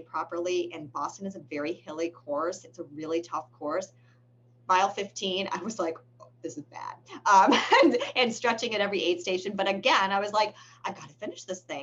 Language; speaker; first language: English; native; English